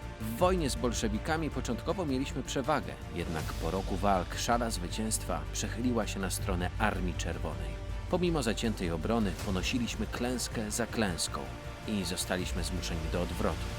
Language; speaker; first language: Polish; native; Polish